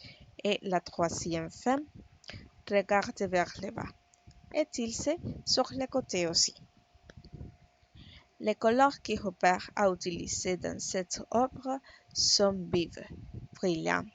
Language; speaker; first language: French; non-native, learner; Spanish